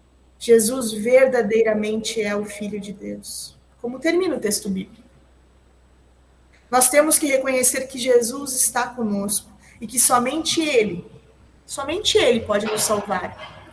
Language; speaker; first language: Portuguese; native; Portuguese